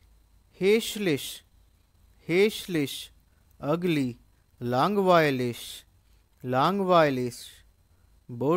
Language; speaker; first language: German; non-native, learner; Hindi